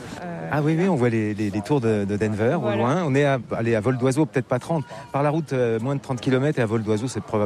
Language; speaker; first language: French; native; French